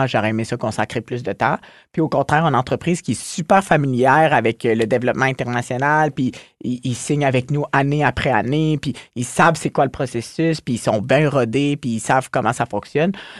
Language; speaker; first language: French; native; French